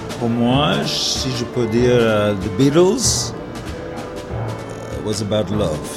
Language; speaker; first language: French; non-native, learner; English